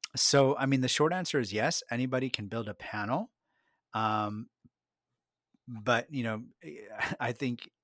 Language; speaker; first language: English; early bilingual, other home language; Spanish